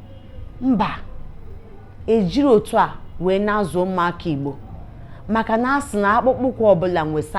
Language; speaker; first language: Igbo; native; Igbo